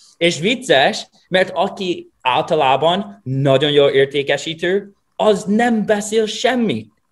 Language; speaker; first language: Hungarian; non-native, fluent; English